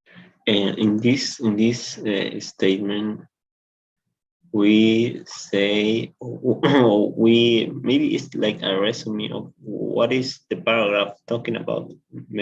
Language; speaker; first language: English; non-native, learner; Spanish